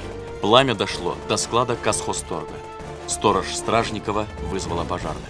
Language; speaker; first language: Russian; native; Russian